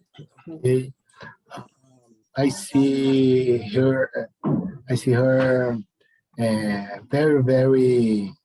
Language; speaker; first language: English; non-native, learner; Portuguese